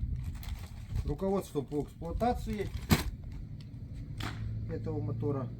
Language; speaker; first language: Russian; native; Russian